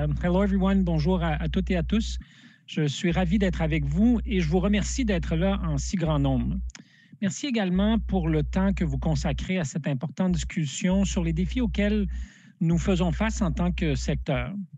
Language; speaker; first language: French; native; French